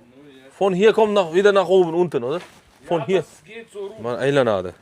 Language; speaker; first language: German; non-native, learner; Uzbek